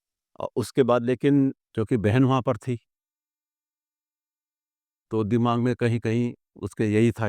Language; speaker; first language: Hindi; native; Hindi